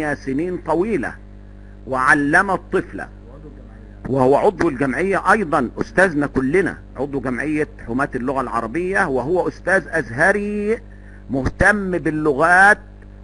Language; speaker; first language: Arabic; native; Arabic